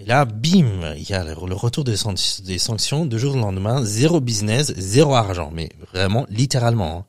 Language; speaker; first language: French; non-native, fluent; Persian